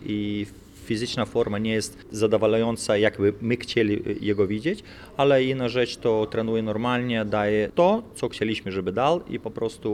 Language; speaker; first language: Polish; non-native, fluent; Lithuanian